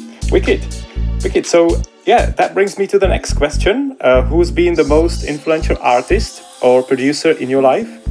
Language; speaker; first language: English; non-native, fluent; Czech